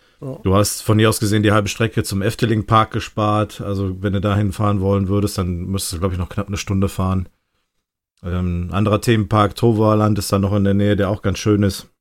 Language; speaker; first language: German; native; German